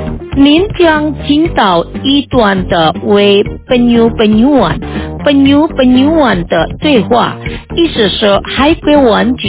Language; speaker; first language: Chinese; non-native, fluent; Indonesian